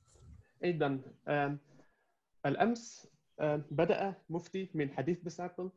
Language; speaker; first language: Arabic; non-native, learner; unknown